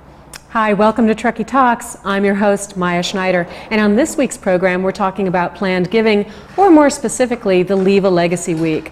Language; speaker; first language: English; native; English